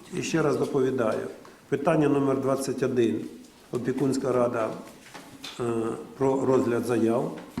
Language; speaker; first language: Ukrainian; non-native, local second language; Russian